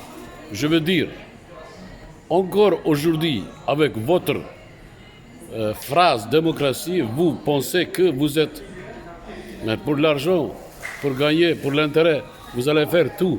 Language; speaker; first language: French; non-native, fluent; Turkish